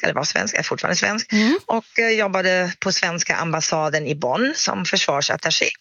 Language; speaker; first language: Swedish; non-native, fluent; German